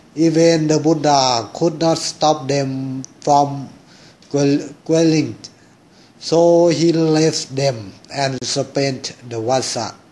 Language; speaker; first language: English; non-native, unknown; Thai